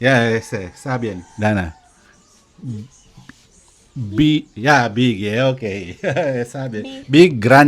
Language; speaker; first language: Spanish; non-native, learner; Filipino